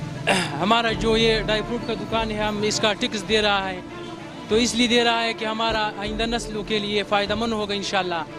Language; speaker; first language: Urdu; non-native, local second language; Pashto